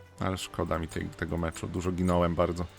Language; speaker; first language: Polish; native; Polish